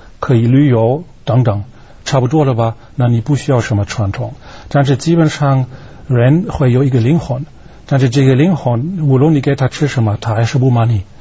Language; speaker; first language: Chinese; non-native, fluent; German